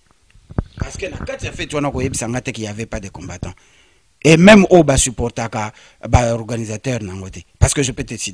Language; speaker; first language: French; non-native, local second language; Lingala